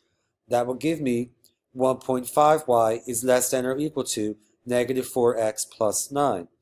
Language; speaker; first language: English; native; English